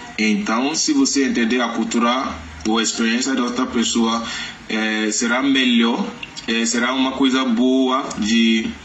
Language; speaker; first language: Portuguese; non-native, learner; Yoruba